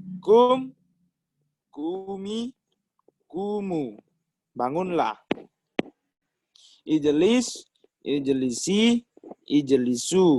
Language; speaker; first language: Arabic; non-native, learner; Indonesian